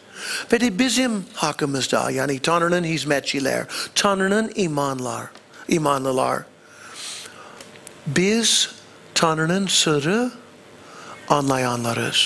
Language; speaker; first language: Turkish; non-native, fluent; English